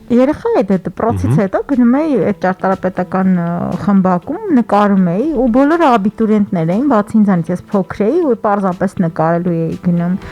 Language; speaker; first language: Armenian; native; Armenian